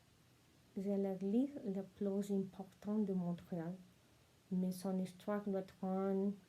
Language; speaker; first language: French; non-native, learner; Spanish